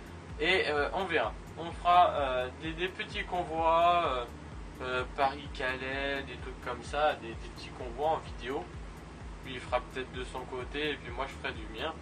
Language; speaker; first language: French; native; French